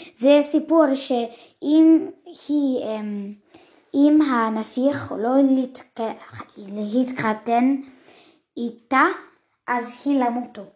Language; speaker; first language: Hebrew; early bilingual, other home language; English